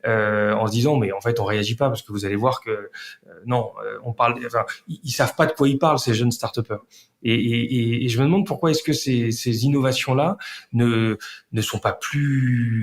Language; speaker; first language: French; native; French